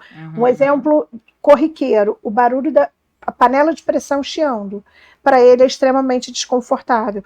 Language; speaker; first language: Portuguese; native; Portuguese